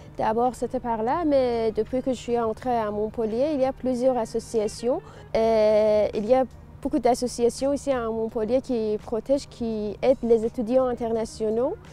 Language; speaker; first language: French; non-native, fluent; Persian